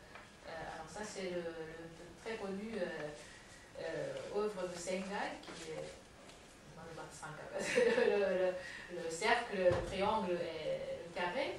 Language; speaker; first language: French; non-native, fluent; Japanese